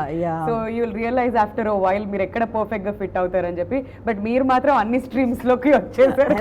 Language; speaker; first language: Telugu; native; Telugu